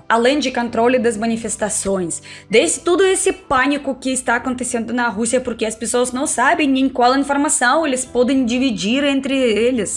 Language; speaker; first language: Portuguese; non-native, fluent; Russian